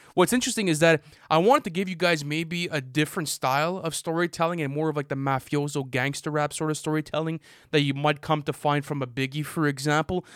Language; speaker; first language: English; native; English